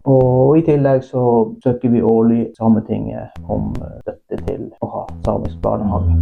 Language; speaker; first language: Norwegian; non-native, local second language; Northern Sami